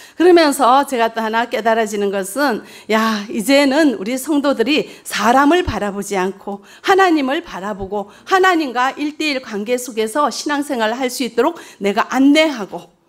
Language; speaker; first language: Korean; early bilingual, heritage; Korean